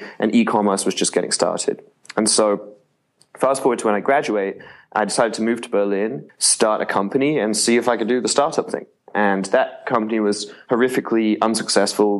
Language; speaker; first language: English; native; English